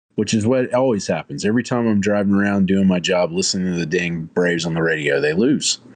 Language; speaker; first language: English; native; English